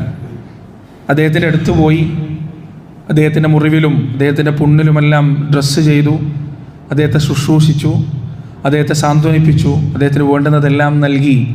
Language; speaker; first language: Malayalam; native; Malayalam